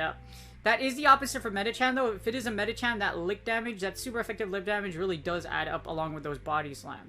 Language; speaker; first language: English; native; English